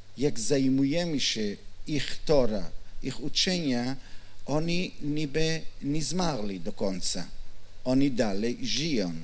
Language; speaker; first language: Polish; non-native, learner; Hebrew